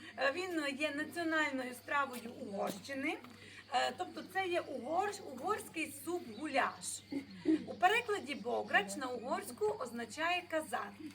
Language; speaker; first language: Ukrainian; native; Ukrainian